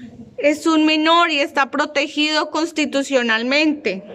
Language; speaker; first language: Spanish; native; Spanish